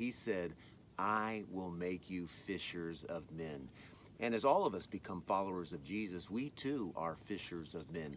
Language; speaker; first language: English; native; English